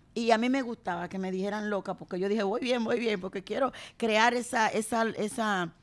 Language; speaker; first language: Spanish; native; Spanish